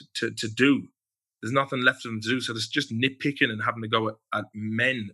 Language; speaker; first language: English; native; English